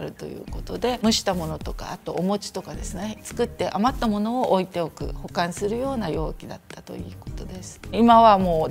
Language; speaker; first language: Japanese; native; Japanese